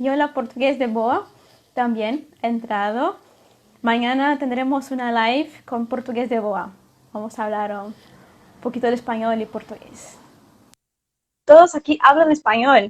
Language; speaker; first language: Spanish; non-native, fluent; Portuguese